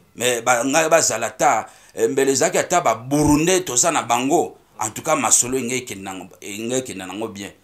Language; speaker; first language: Lingala; non-native, local second language; Swahili